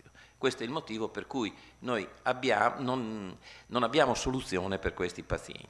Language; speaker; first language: Italian; native; Italian